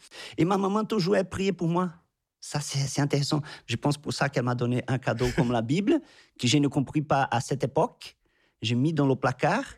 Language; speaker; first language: French; non-native, fluent; Portuguese